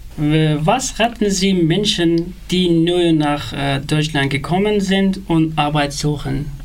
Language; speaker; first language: German; non-native, learner; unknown